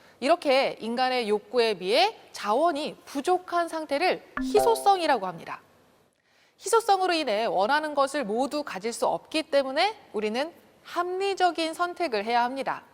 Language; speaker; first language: Korean; native; Korean